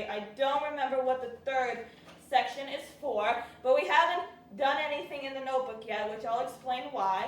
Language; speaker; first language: English; native; English